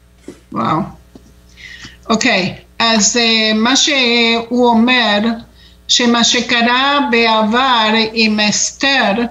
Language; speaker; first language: Hebrew; non-native, fluent; Spanish